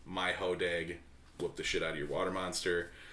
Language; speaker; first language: English; native; English